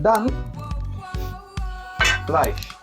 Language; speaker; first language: German; non-native, learner; English